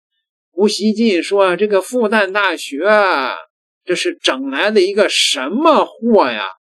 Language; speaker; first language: Chinese; native; Chinese